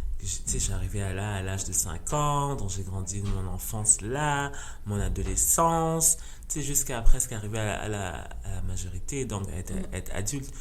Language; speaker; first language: French; non-native, local second language; Rundi